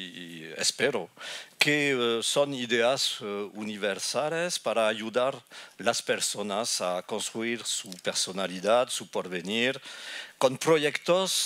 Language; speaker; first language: Spanish; non-native, fluent; French